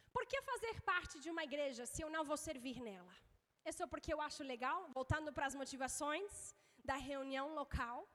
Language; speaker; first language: Portuguese; non-native, fluent; English